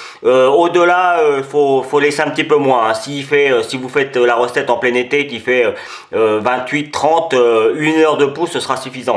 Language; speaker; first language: French; native; French